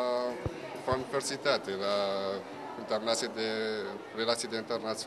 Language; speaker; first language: Romanian; non-native, learner; Arabic